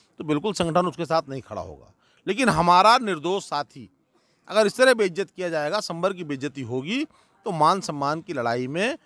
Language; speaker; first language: Hindi; native; Hindi